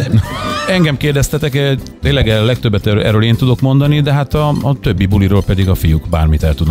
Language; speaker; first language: Hungarian; native; Hungarian